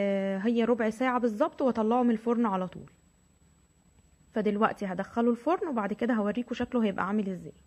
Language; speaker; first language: Arabic; native; Arabic